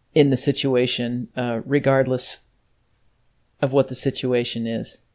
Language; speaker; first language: English; native; English